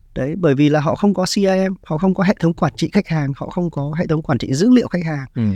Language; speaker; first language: Vietnamese; native; Vietnamese